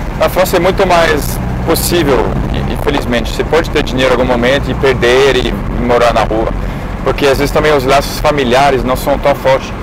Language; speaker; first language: Portuguese; non-native, fluent; French